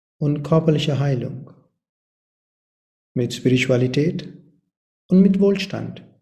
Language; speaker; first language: German; non-native, learner; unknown